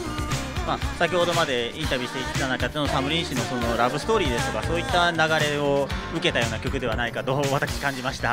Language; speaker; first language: Japanese; native; Japanese